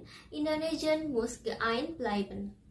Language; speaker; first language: German; non-native, learner; Indonesian